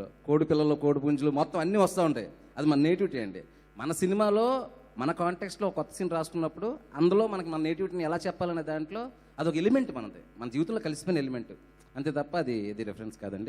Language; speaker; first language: Telugu; native; Telugu